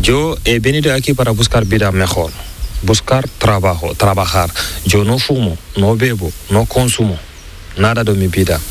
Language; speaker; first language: Spanish; non-native, learner; Fula